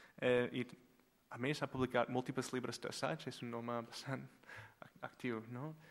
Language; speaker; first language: Catalan; non-native, fluent; English